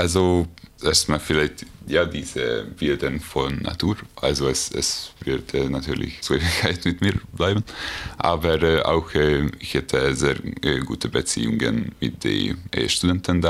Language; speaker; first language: German; non-native, learner; Hungarian